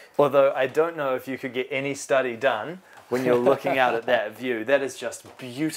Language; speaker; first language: English; native; English